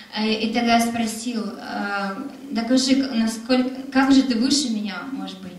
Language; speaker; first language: Russian; native; Russian